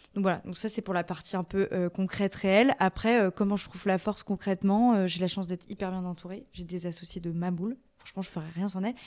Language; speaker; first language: French; native; French